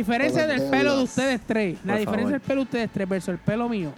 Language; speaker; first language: Spanish; native; Spanish